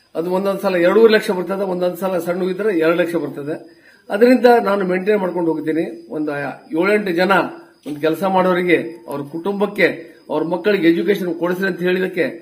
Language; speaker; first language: Kannada; non-native, local second language; Lambadi